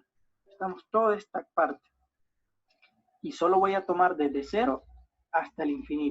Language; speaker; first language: Spanish; native; Spanish